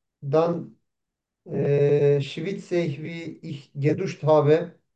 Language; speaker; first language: German; non-native, learner; Turkish